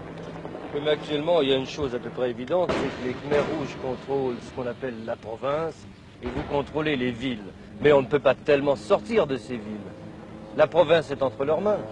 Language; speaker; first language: French; native; French